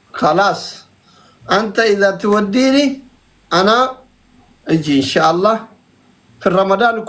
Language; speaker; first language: Arabic; non-native, learner; Oromo